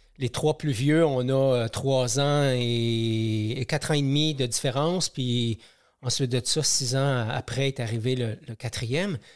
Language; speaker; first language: French; native; French